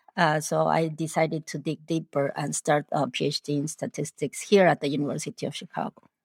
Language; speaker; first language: English; non-native, fluent; Spanish